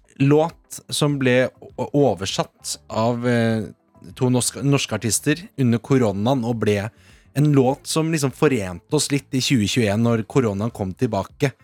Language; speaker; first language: Norwegian; native; Norwegian